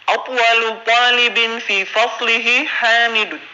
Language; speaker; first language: Arabic; non-native, fluent; Indonesian